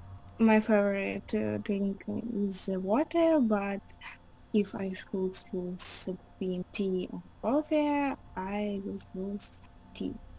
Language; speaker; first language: English; non-native, learner; Russian